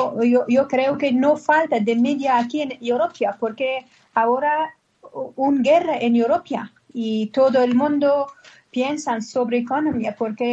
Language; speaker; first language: Spanish; non-native, learner; Persian